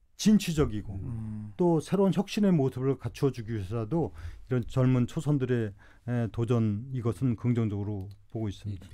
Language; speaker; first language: Korean; native; Korean